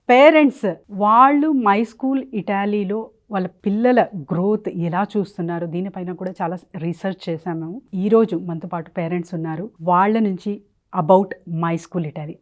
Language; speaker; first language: Telugu; non-native, local second language; Urdu